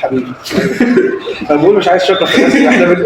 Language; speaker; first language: Arabic; native; Arabic